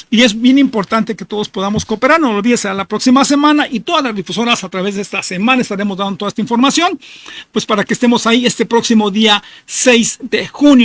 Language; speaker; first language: Spanish; native; Spanish